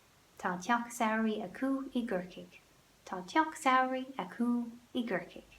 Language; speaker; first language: Irish; non-native, local second language; English